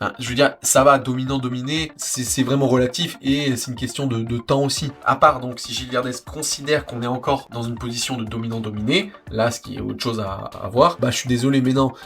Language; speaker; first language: French; native; French